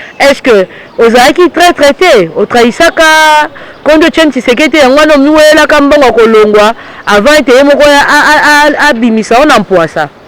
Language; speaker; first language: Lingala; native; Lingala